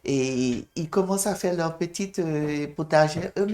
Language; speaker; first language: French; non-native, fluent; English